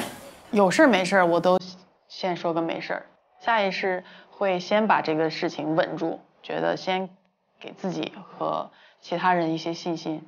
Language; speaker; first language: Chinese; native; Chinese